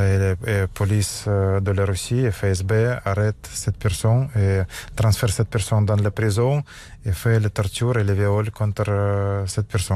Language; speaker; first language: French; non-native, learner; Russian